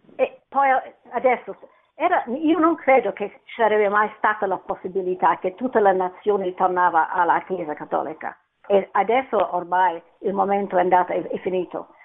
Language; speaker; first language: Italian; non-native, fluent; English